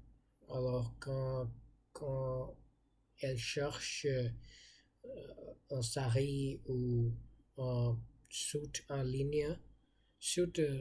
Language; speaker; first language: French; non-native, learner; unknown